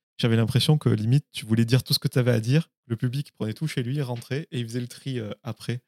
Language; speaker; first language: French; native; French